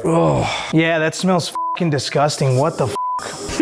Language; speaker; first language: English; early bilingual, other home language; Spanish